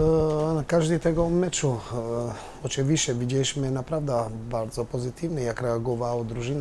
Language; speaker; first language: Polish; non-native, learner; Albanian